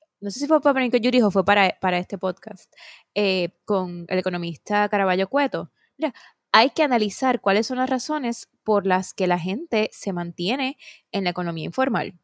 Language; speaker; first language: Spanish; native; Spanish